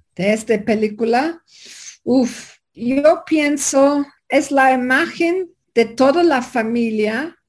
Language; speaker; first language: Spanish; non-native, fluent; English